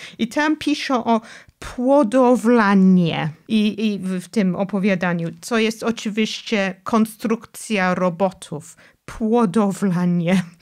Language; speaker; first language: Polish; non-native, fluent; English